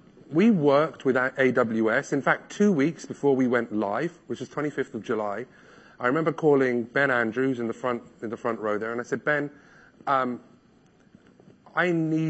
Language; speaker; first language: English; native; English